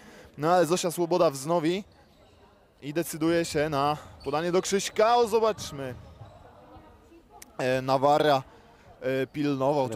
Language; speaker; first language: Polish; native; Polish